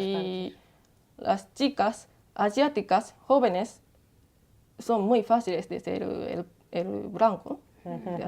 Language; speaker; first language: Spanish; non-native, learner; Japanese